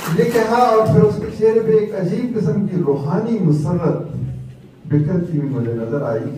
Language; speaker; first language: Urdu; non-native, local second language; Punjabi